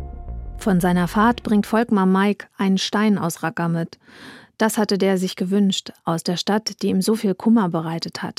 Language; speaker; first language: German; native; German